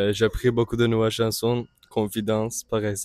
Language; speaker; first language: French; non-native, learner; Turkish